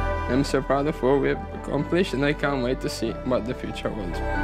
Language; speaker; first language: English; non-native, fluent; Italian